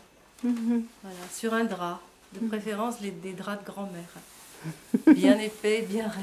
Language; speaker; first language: French; native; French